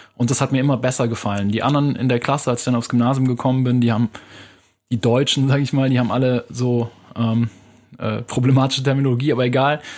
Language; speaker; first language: German; native; German